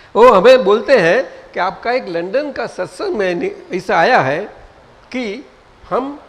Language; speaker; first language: Hindi; non-native, local second language; Gujarati